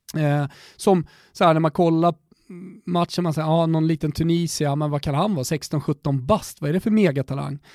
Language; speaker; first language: Swedish; native; Swedish